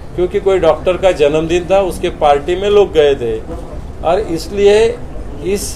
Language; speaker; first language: Hindi; non-native, local second language; Marathi